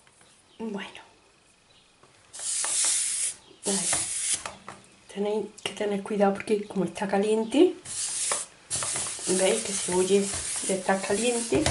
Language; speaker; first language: Spanish; native; Spanish